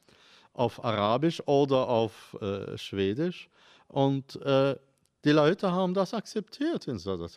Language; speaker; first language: German; non-native, fluent; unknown